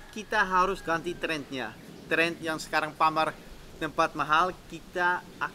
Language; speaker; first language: Indonesian; non-native, fluent; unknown